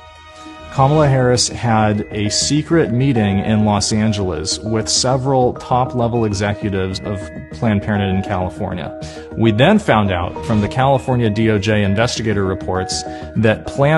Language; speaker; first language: English; native; English